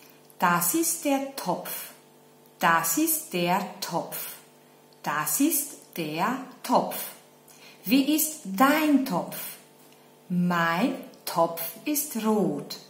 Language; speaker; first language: German; non-native, fluent; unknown